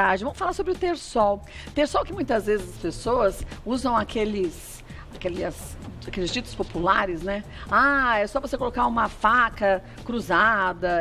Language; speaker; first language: Portuguese; native; Portuguese